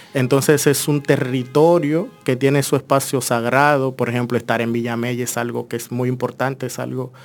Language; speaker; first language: Spanish; native; Spanish